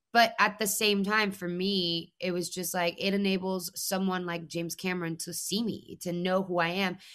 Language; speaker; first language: English; non-native, fluent; Spanish